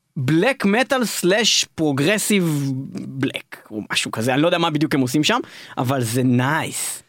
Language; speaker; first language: Hebrew; native; Hebrew